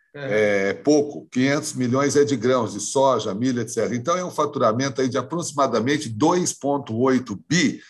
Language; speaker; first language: Portuguese; native; Portuguese